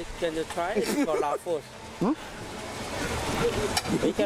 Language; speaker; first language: English; non-native, learner; Lao